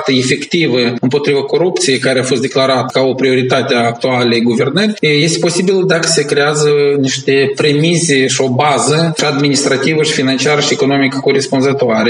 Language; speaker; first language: Romanian; native; Romanian